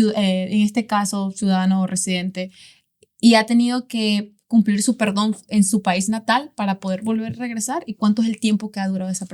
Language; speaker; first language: Spanish; native; Spanish